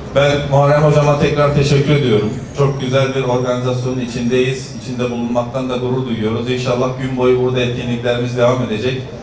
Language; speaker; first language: Turkish; native; Turkish